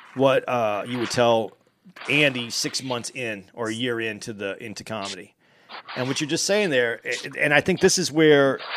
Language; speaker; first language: English; native; English